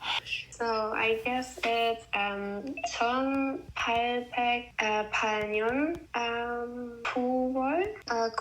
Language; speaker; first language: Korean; non-native, learner; English